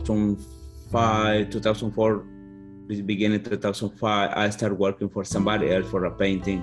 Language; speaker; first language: English; non-native, fluent; Spanish